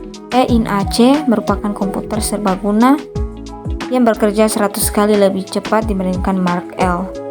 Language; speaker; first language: Indonesian; native; Indonesian